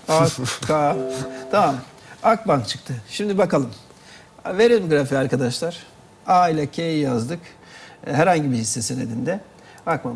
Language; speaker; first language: Turkish; native; Turkish